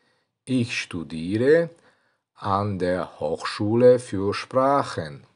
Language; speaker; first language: German; non-native, learner; Tajik